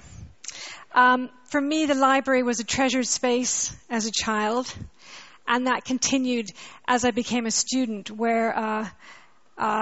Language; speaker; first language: English; native; English